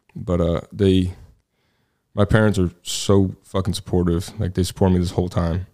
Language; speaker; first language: English; native; English